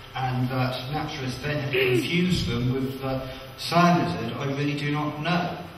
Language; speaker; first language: English; native; English